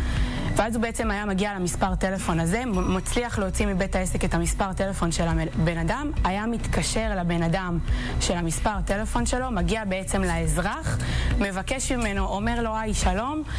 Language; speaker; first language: Hebrew; native; Hebrew